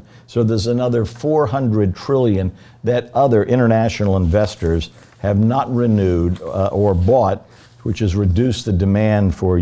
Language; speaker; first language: English; native; English